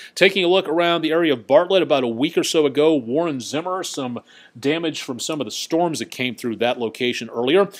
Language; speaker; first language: English; native; English